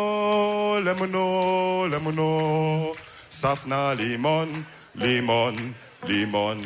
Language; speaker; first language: German; early bilingual, other home language; Wolof